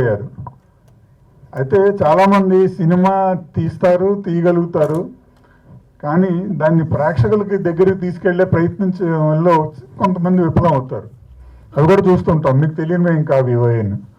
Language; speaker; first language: Telugu; native; Telugu